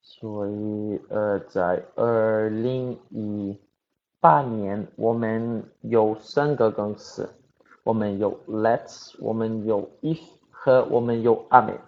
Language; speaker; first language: Chinese; non-native, learner; Portuguese